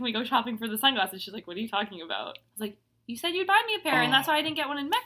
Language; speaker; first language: English; non-native, fluent; Hungarian